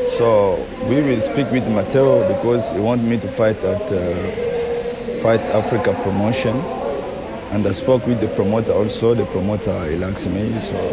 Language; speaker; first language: English; non-native, fluent; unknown